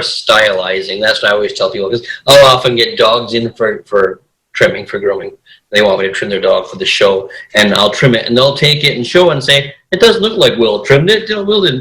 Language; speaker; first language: English; native; English